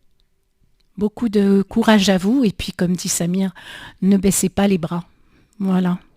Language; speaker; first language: French; native; French